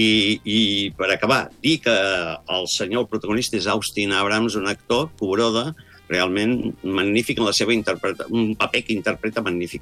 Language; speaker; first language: Catalan; native; Catalan